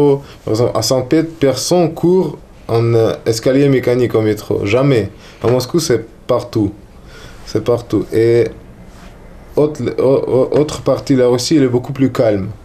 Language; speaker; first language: French; non-native, learner; Russian